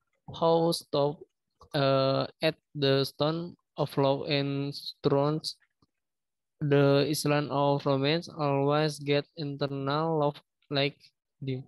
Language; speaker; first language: English; non-native, learner; Indonesian